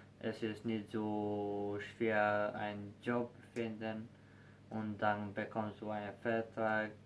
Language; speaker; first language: German; non-native, learner; Albanian